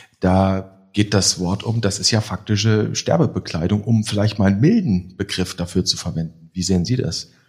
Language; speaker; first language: German; native; German